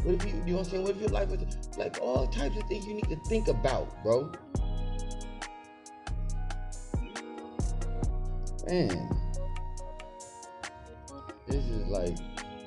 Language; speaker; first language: English; native; English